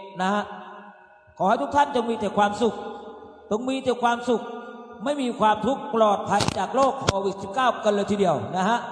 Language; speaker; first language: Thai; native; Thai